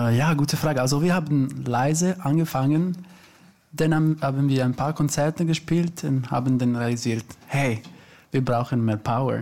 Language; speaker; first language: German; early bilingual, other home language; Italian